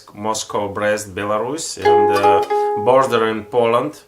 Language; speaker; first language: English; non-native, learner; Russian